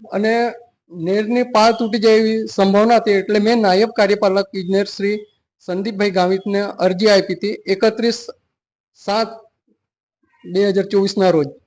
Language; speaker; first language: Gujarati; non-native, local second language; Gamit